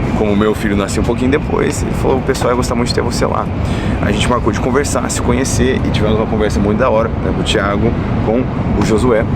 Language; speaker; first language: Portuguese; native; Portuguese